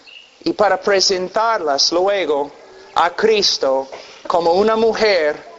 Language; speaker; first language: Spanish; non-native, fluent; English